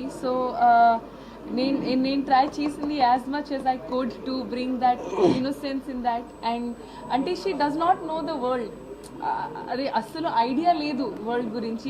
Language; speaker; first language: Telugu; non-native, learner; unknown